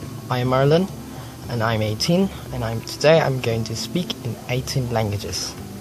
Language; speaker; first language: English; non-native, local second language; Filipino